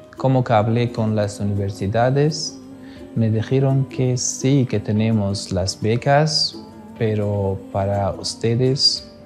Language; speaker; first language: Spanish; non-native, learner; Persian